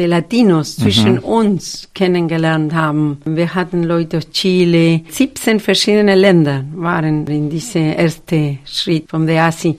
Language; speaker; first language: German; non-native, fluent; Spanish